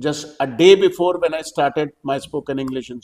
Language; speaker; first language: English; non-native, local second language; Hindi